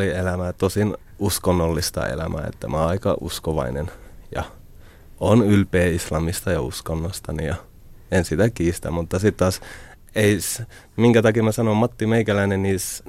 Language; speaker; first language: Finnish; early bilingual, other home language; Arabic